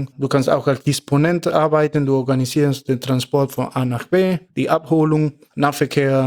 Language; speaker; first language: German; non-native, fluent; Spanish